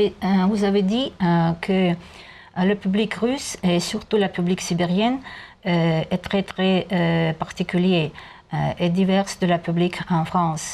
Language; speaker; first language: French; non-native, learner; Russian